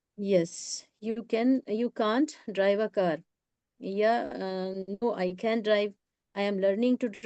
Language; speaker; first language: English; non-native, local second language; Hindi